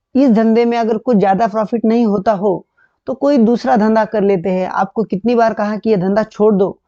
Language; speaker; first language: Hindi; non-native, local second language; Marathi